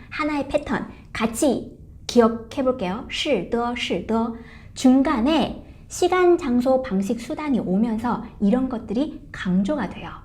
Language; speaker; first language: Korean; non-native, fluent; Chinese